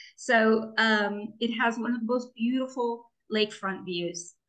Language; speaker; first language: English; native; English